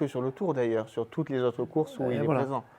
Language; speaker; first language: French; native; French